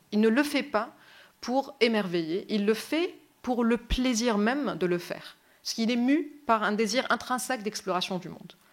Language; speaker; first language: French; non-native, local second language; Arabic